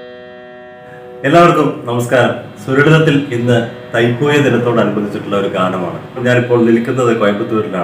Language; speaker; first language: Malayalam; native; Malayalam